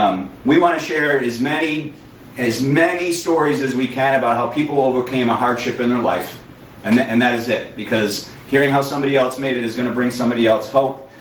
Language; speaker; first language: English; native; English